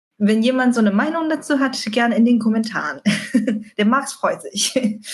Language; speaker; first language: German; non-native, fluent; Chinese